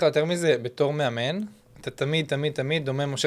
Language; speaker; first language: Hebrew; native; Hebrew